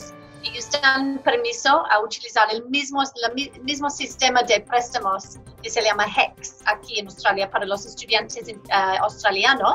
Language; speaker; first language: Spanish; non-native, fluent; English